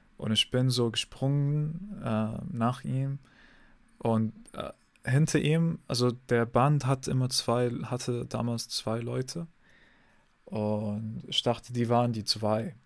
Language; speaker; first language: German; non-native, fluent; English